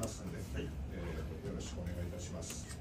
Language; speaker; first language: Japanese; native; Japanese